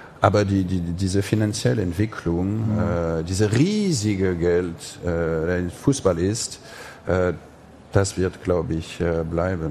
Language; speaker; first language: German; non-native, fluent; French